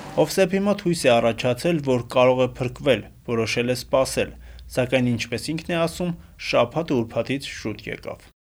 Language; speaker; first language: Armenian; native; Armenian